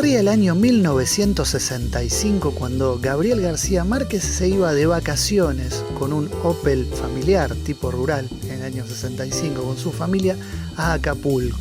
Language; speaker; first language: Spanish; native; Spanish